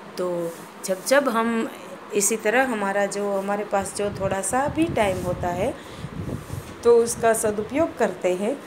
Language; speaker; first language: Hindi; non-native, local second language; Gujarati